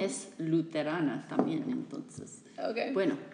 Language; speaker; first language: Spanish; non-native, fluent; English